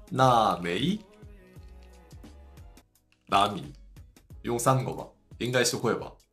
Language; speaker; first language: Chinese; non-native, fluent; Korean